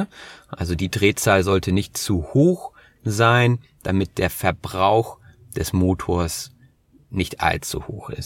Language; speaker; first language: German; native; German